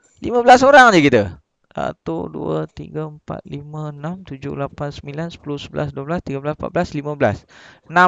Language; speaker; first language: Malay; native; Malay